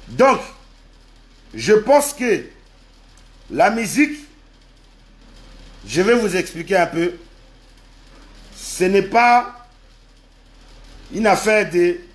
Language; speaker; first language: French; non-native, local second language; Lingala